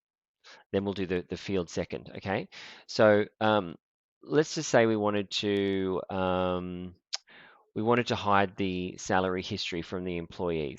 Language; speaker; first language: English; native; English